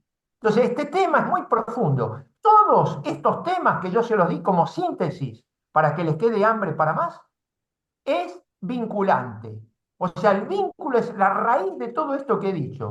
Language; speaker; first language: Spanish; native; Spanish